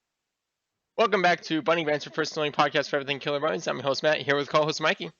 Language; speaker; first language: English; native; English